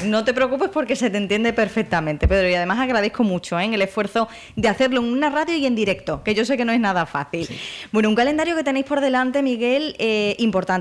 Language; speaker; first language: Spanish; native; Spanish